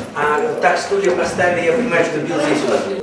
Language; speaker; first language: Russian; native; Russian